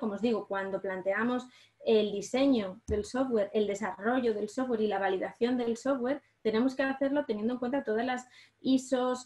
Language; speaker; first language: Spanish; native; Spanish